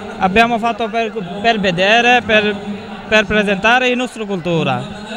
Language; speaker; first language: Italian; non-native, learner; Bangla